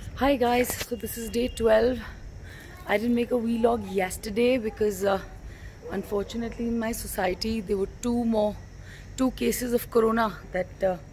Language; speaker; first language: English; non-native, local second language; Hindi